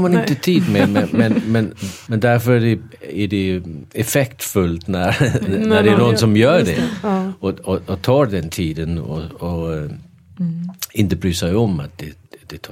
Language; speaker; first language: Swedish; non-native, fluent; Danish